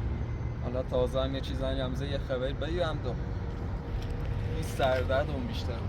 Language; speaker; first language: Persian; native; Persian